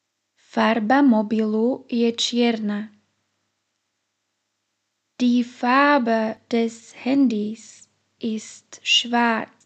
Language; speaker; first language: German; non-native, fluent; Slovak